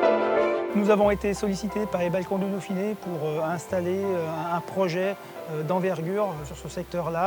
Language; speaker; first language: French; native; French